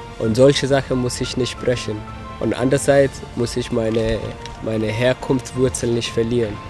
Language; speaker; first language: German; non-native, fluent; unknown